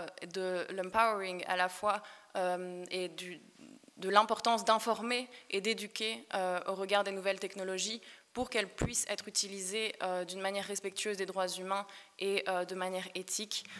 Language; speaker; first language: French; native; French